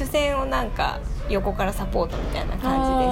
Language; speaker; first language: Japanese; native; Japanese